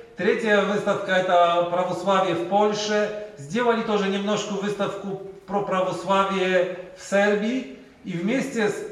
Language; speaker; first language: Russian; non-native, learner; Polish